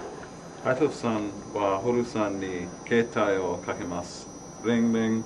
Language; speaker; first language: Japanese; non-native, learner; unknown